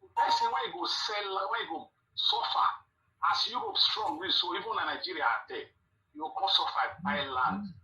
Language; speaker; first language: Nigerian Pidgin; non-native, local second language; Bini